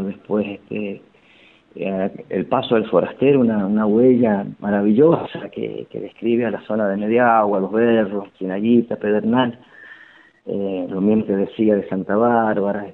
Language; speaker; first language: Spanish; native; Spanish